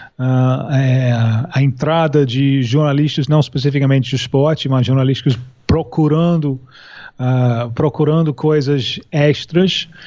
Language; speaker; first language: Portuguese; non-native, fluent; English